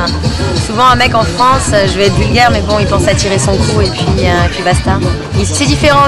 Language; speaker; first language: French; native; French